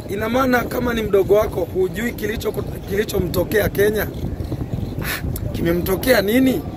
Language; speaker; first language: Swahili; native; Swahili